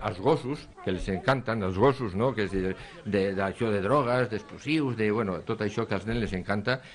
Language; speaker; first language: Catalan; non-native, local second language; Spanish